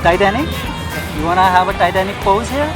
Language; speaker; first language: English; non-native, local second language; Hindi